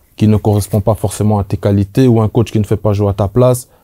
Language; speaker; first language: French; native; French